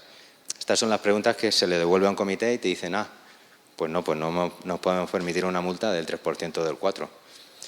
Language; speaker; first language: Spanish; native; Spanish